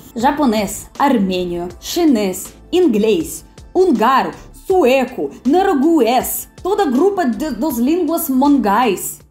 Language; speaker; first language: Portuguese; non-native, fluent; Russian